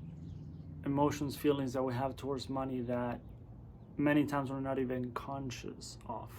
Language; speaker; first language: English; native; English